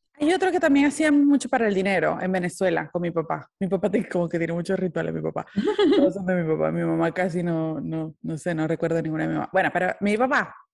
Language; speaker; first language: Spanish; native; Spanish